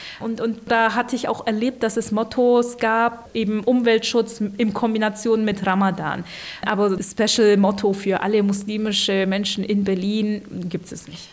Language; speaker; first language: German; early bilingual, other home language; Turkish